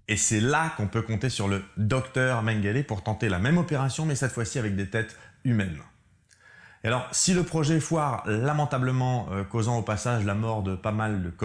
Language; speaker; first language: French; native; French